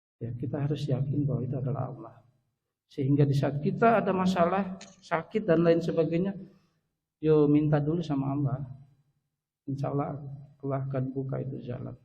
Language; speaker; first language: Indonesian; native; Indonesian